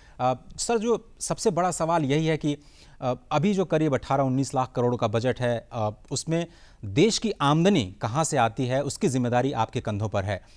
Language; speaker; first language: Hindi; native; Hindi